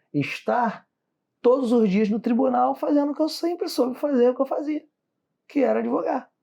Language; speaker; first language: Portuguese; native; Portuguese